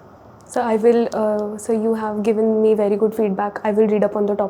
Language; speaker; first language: English; non-native, local second language; Hindi